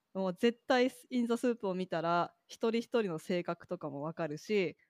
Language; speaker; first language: Japanese; early bilingual, other home language; English